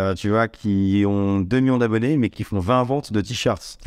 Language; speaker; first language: French; native; French